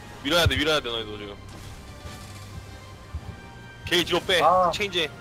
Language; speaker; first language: Korean; native; Korean